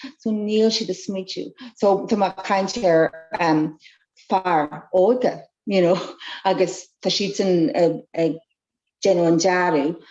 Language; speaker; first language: Irish; non-native, local second language; English